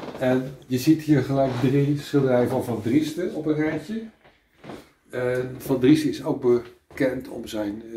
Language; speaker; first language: Dutch; native; Dutch